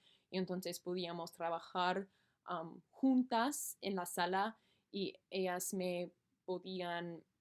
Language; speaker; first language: Spanish; non-native, learner; English